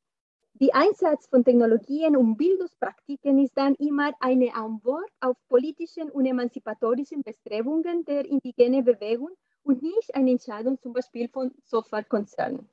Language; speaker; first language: German; non-native, fluent; Spanish